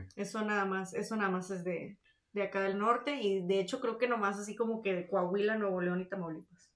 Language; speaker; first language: Spanish; native; Spanish